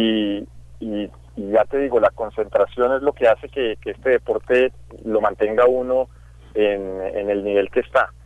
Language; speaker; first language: Spanish; native; Spanish